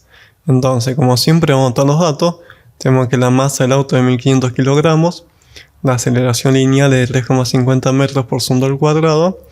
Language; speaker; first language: Spanish; native; Spanish